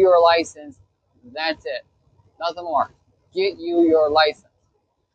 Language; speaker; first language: English; native; English